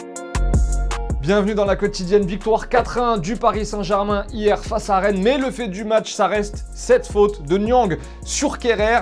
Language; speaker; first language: French; native; French